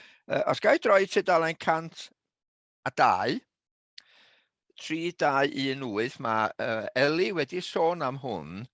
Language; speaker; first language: Welsh; native; Welsh